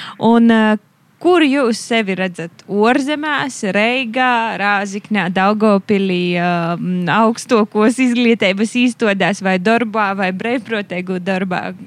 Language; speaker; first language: Latvian; native; Latvian